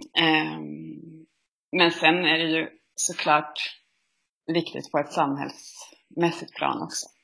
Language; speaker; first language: Swedish; native; Swedish